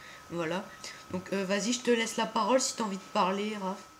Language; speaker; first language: French; native; French